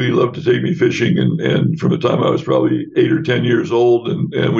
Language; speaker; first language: English; native; English